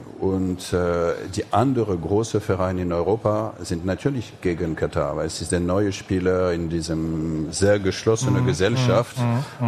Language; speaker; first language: German; non-native, fluent; French